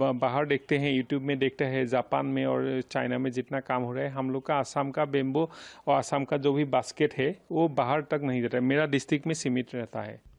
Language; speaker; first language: Hindi; non-native, local second language; Assamese